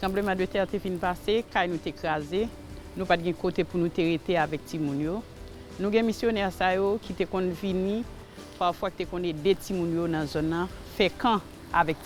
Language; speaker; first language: French; non-native, learner; Haitian Creole